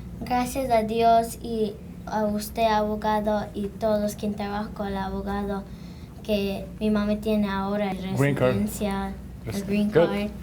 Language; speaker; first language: Spanish; early bilingual, heritage; Spanish